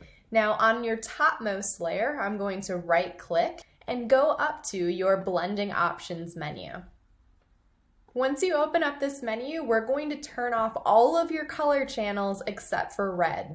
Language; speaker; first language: English; native; English